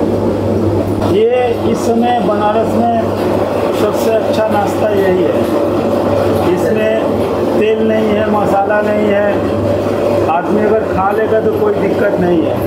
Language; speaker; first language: Hindi; native; Hindi